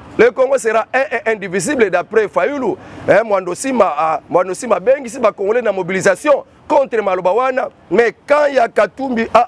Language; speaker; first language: Lingala; non-native, local second language; Kongo